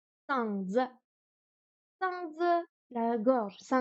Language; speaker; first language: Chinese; non-native, learner; French